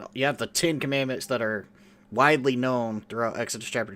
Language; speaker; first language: English; native; English